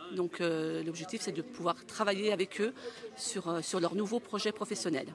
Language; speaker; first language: French; native; French